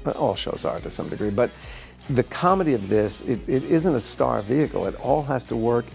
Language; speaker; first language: English; native; English